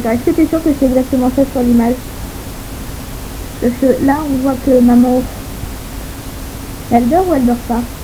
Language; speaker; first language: French; native; French